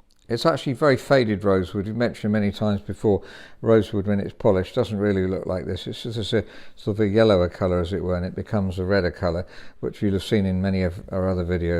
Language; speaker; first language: English; native; English